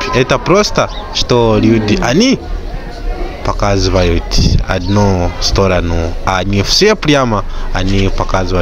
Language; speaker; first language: Russian; non-native, learner; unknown